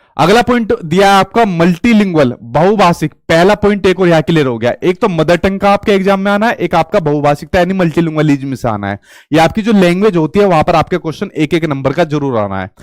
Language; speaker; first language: Hindi; native; Hindi